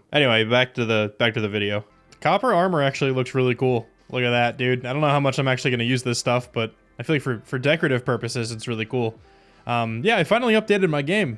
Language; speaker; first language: English; native; English